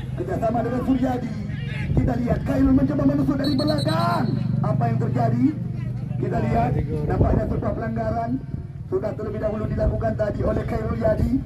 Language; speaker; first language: Indonesian; non-native, local second language; Achinese